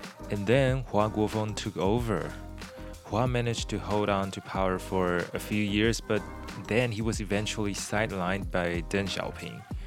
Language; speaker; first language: English; non-native, fluent; Chinese